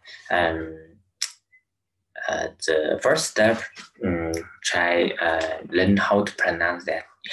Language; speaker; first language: English; non-native, learner; Chinese